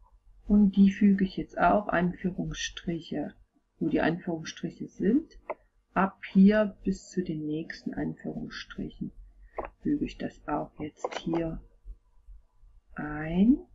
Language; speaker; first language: German; native; German